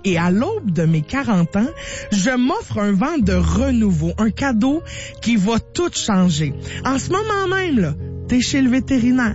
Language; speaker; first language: French; native; French